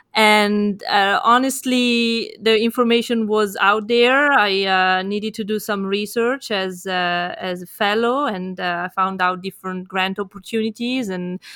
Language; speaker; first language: English; non-native, fluent; Italian